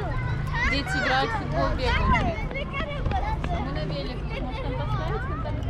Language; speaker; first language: Russian; native; Russian